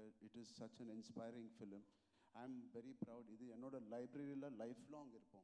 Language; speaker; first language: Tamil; non-native, local second language; Telugu